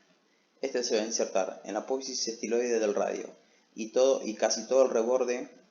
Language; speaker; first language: Spanish; native; Spanish